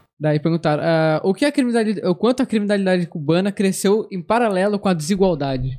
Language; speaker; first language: Portuguese; native; Portuguese